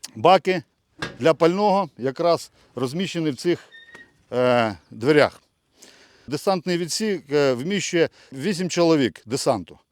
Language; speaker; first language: Ukrainian; non-native, local second language; Russian